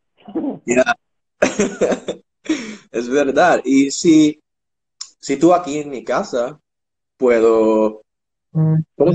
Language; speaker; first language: Spanish; non-native, learner; English